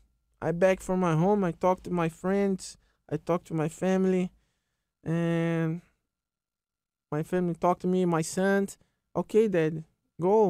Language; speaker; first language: English; non-native, learner; Portuguese